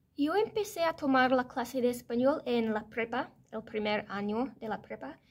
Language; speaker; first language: Spanish; non-native, fluent; English